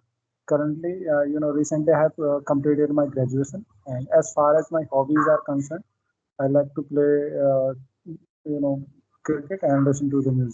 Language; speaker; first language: English; non-native, local second language; Hindi